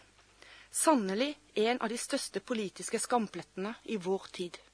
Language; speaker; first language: Norwegian; native; Norwegian